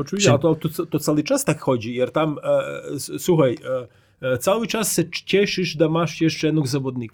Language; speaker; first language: Polish; non-native, learner; Croatian